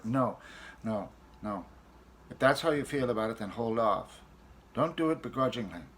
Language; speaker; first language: English; native; English